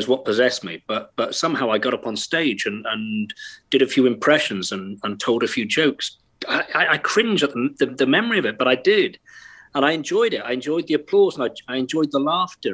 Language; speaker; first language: English; native; English